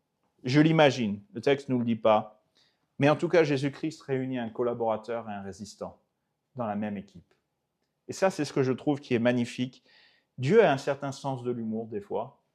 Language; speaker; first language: French; native; French